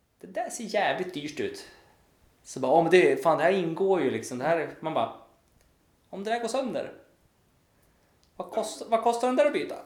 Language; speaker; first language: Swedish; native; Swedish